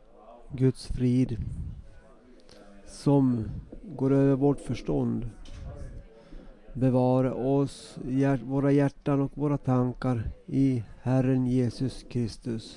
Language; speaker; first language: Swedish; non-native, local second language; Finnish